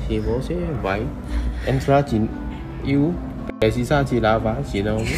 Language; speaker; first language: Portuguese; non-native, learner; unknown